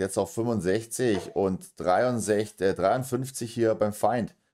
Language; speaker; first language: German; native; German